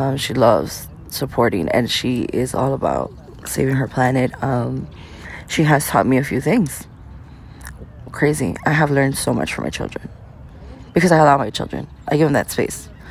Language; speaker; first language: English; early bilingual, other home language; Spanish